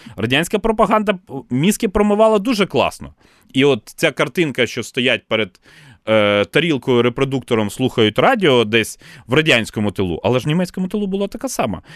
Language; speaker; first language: Ukrainian; non-native, local second language; Russian